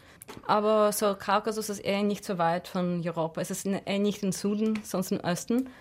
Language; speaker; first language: German; non-native, fluent; Russian